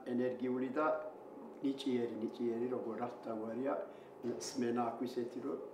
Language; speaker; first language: Georgian; non-native, local second language; Svan